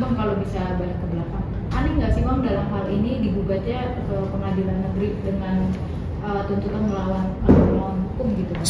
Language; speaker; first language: Indonesian; native; Indonesian